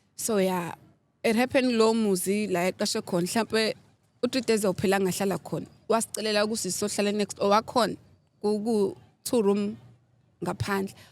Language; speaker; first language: Zulu; native; Zulu